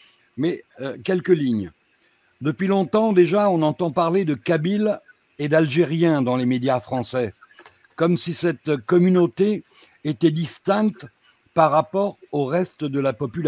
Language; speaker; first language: French; native; French